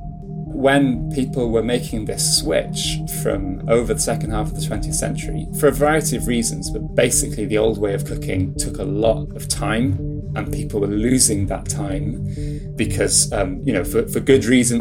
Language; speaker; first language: English; non-native, local second language; Welsh